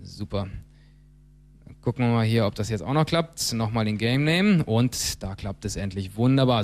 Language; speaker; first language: German; native; German